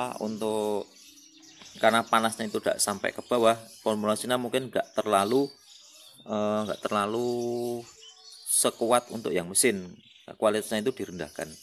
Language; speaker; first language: Indonesian; native; Indonesian